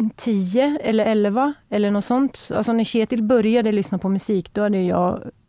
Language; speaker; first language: Norwegian; non-native, fluent; Swedish